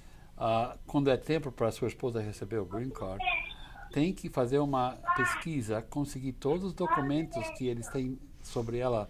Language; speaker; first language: Portuguese; non-native, fluent; English